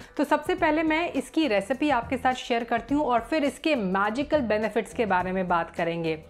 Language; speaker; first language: Hindi; native; Hindi